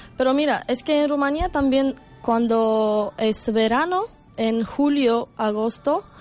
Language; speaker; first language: Spanish; non-native, learner; Romanian